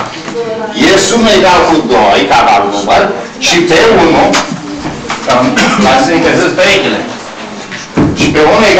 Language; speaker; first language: Romanian; native; Romanian